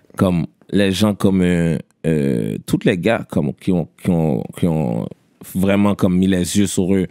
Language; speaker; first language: French; early bilingual, other home language; Haitian Creole